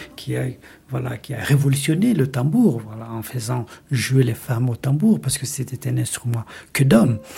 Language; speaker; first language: French; non-native, local second language; Bambara